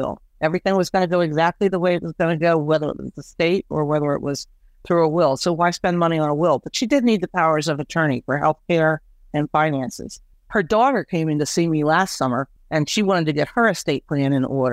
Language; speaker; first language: English; native; English